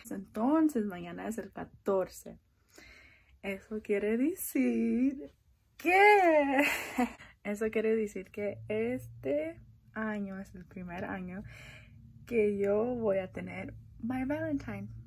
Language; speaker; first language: Spanish; early bilingual, heritage; Spanish